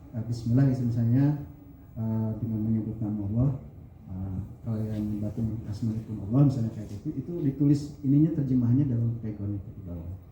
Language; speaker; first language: Indonesian; non-native, local second language; Sundanese